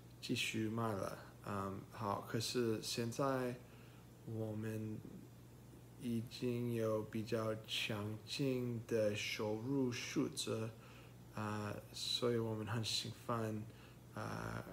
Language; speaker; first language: Chinese; non-native, learner; English